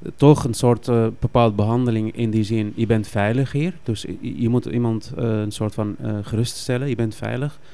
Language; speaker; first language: Dutch; non-native, fluent; Arabic